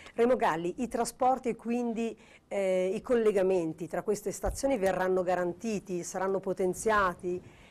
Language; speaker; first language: Italian; native; Italian